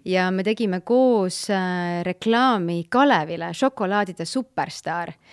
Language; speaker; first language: Estonian; native; Estonian